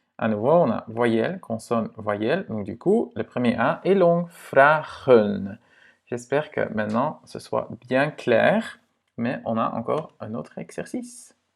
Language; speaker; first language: French; non-native, fluent; Dutch